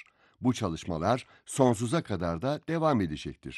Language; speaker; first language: Turkish; native; Turkish